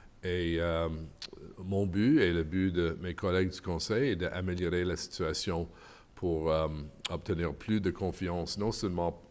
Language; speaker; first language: French; non-native, local second language; English